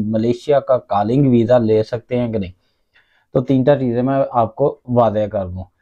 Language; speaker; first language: Urdu; non-native, local second language; Punjabi